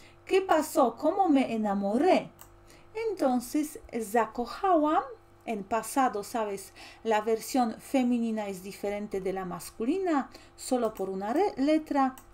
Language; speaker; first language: Spanish; non-native, fluent; Polish